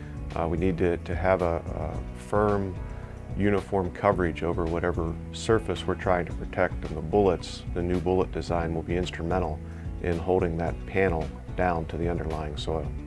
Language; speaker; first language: English; native; English